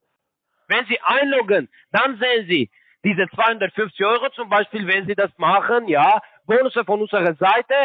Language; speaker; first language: German; non-native, learner; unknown